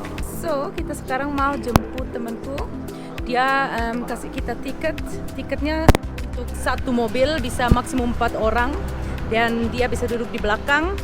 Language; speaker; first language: Indonesian; early bilingual, heritage; Indonesian